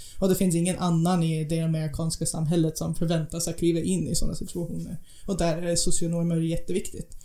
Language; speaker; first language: Swedish; non-native, fluent; English